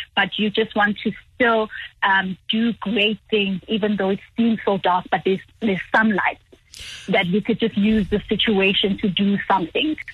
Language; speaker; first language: English; non-native, local second language; Zulu